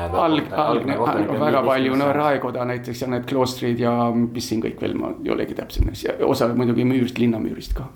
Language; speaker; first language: Estonian; early bilingual, heritage; Estonian